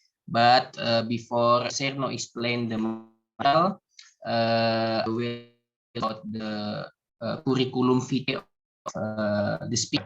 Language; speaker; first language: English; non-native, learner; Indonesian